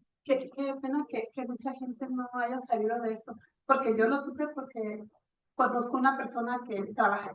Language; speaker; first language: Spanish; native; Spanish